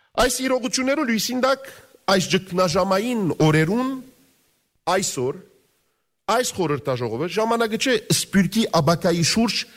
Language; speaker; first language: Armenian; early bilingual, heritage; Armenian